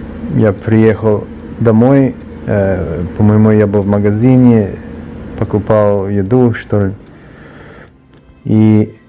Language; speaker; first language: Russian; early bilingual, heritage; Russian